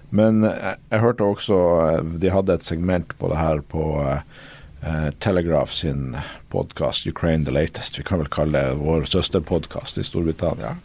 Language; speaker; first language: Norwegian; native; Norwegian